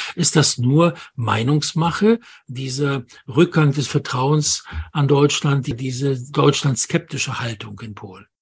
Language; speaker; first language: German; non-native, fluent; Polish